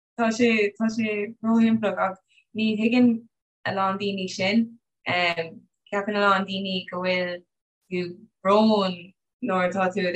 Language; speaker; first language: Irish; non-native, local second language; English